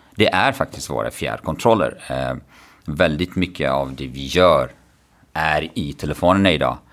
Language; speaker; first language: Swedish; non-native, fluent; Arabic